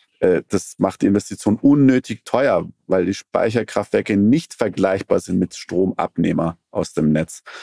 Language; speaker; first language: German; early bilingual, other home language; Persian